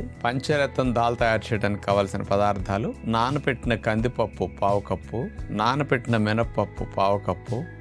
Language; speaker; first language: Telugu; native; Telugu